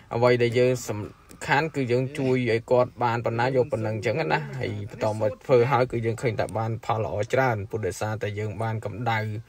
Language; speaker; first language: Khmer; native; Khmer